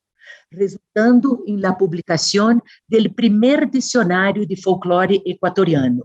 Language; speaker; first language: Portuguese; non-native, fluent; Spanish